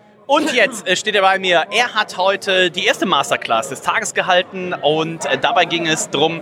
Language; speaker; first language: German; native; German